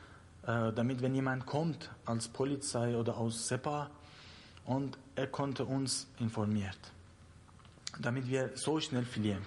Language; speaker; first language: German; non-native, learner; Persian